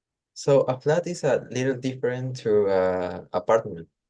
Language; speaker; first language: English; non-native, learner; Spanish